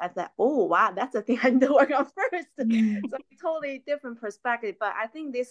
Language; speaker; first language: English; non-native, fluent; Chinese